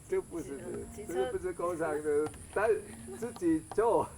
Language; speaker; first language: Chinese; non-native, learner; Indonesian